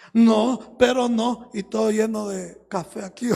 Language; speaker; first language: Spanish; native; Spanish